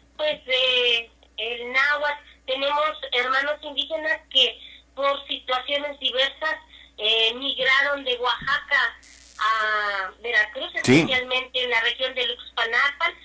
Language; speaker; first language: Spanish; non-native, local second language; Nahuatl languages